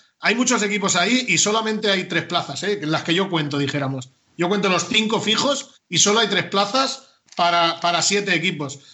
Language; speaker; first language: Spanish; native; Spanish